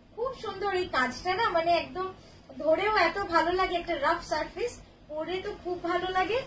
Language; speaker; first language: Hindi; non-native, local second language; Bangla